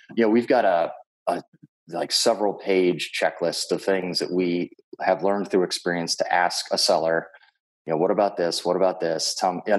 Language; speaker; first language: English; native; English